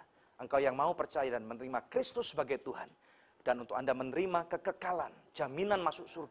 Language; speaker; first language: Indonesian; native; Indonesian